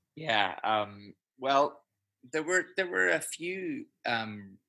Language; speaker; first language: English; native; English